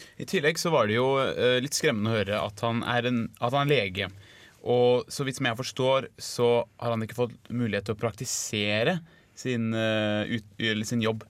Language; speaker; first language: Norwegian; native; Norwegian